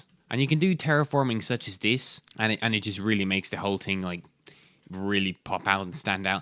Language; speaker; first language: English; native; English